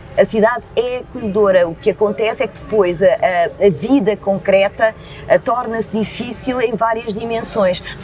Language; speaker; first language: Portuguese; early bilingual, other home language; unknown